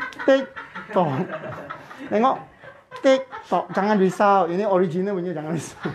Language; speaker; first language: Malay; non-native, local second language; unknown